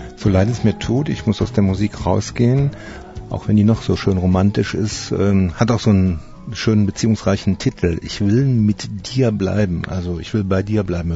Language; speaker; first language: German; native; German